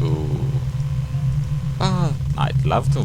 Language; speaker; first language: English; native; English